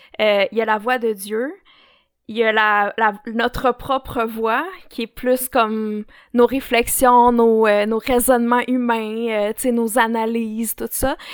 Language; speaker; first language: French; native; French